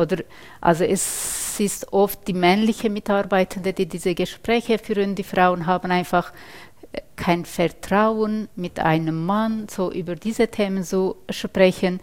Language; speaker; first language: German; non-native, fluent; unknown